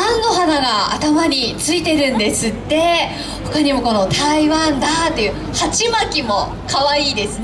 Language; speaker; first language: Japanese; native; Japanese